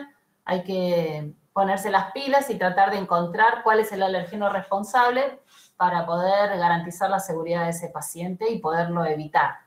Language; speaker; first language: Spanish; native; Spanish